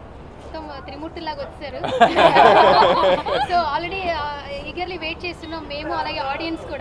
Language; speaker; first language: Telugu; native; Telugu